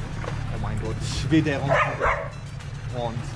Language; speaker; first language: German; non-native, fluent; Armenian